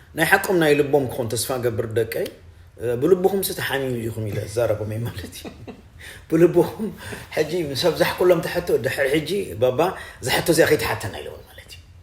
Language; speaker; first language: Tigrinya; native; Tigrinya